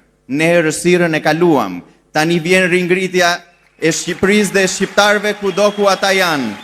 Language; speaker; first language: Albanian; native; Albanian